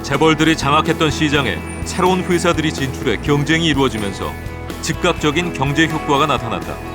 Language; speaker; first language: Korean; native; Korean